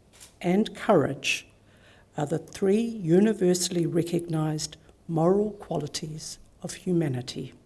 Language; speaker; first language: English; native; English